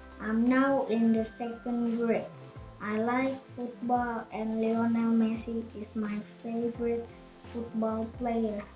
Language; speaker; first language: English; non-native, learner; Indonesian